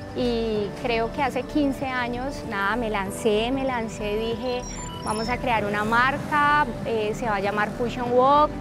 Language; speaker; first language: Spanish; early bilingual, other home language; Chinese